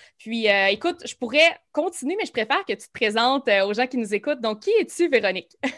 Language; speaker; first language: French; native; French